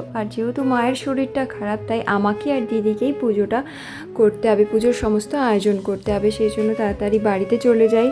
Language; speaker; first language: Bangla; native; Bangla